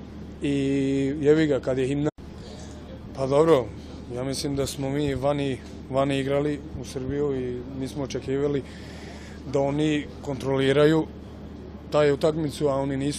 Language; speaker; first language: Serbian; early bilingual, heritage; German